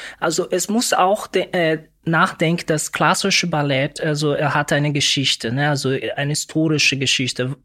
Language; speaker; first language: German; non-native, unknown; Portuguese